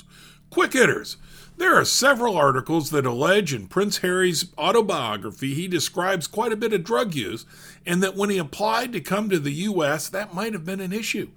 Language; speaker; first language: English; native; English